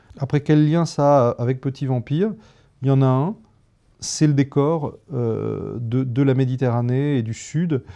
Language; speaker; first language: French; native; French